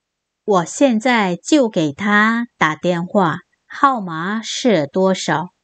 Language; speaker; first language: Chinese; non-native, fluent; Korean